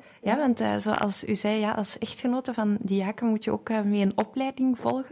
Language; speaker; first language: Dutch; native; Dutch